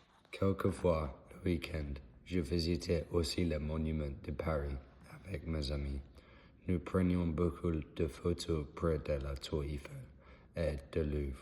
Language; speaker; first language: French; non-native, learner; English